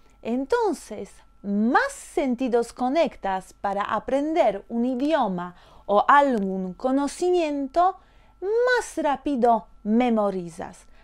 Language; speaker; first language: Spanish; non-native, fluent; Polish